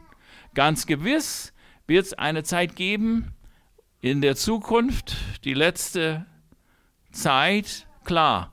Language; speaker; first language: German; non-native, fluent; English